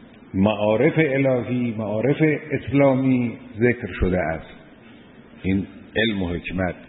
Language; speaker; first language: Persian; native; Persian